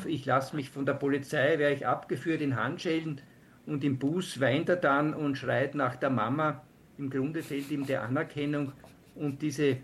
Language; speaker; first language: German; native; German